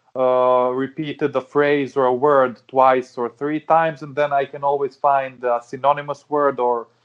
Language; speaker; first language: English; non-native, fluent; Serbian